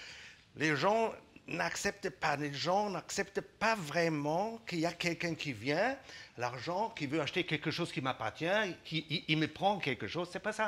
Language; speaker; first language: French; non-native, fluent; German